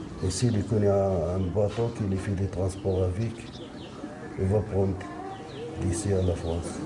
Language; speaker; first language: French; non-native, local second language; Arabic